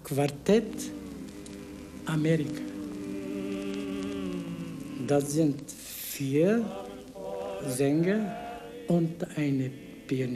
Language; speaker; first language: German; non-native, learner; Bulgarian